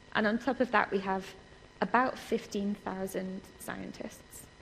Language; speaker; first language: English; native; English